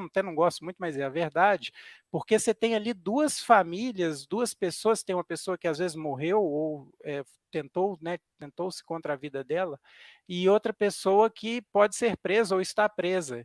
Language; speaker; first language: Portuguese; native; Portuguese